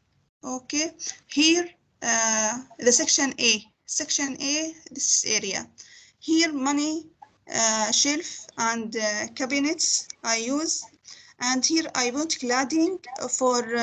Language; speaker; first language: English; non-native, learner; Arabic